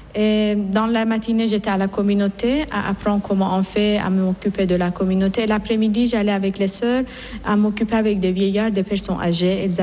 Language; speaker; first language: French; non-native, fluent; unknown